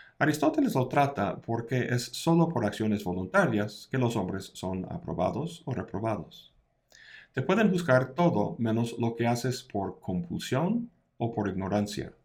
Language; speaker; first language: Spanish; non-native, fluent; English